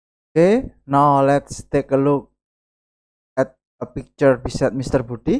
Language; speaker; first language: English; non-native, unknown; Indonesian